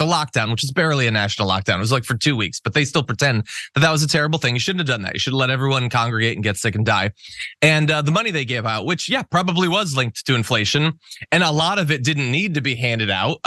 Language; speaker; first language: English; native; English